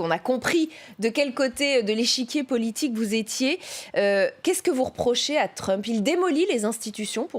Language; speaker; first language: French; native; French